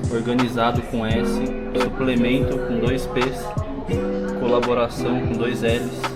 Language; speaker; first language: Portuguese; native; Portuguese